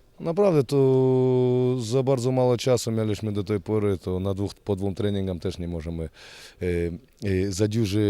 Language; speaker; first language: Polish; non-native, fluent; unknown